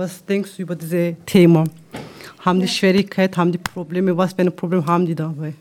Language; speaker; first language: German; non-native, learner; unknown